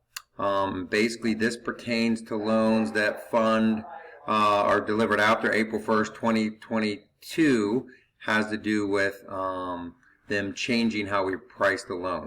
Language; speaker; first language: English; native; English